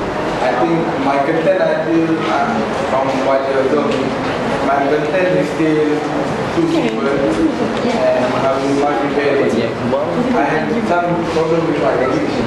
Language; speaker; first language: English; non-native, learner; Malay